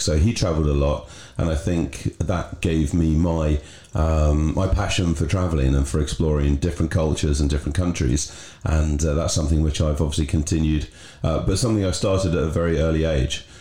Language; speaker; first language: English; native; English